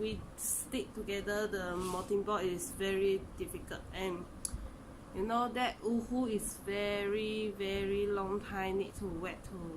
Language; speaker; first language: English; non-native, local second language; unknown